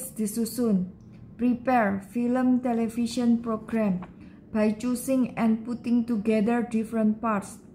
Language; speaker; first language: English; non-native, learner; Indonesian